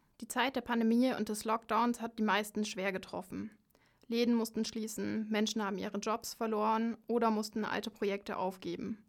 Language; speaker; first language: German; native; German